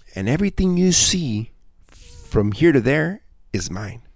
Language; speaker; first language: English; native; English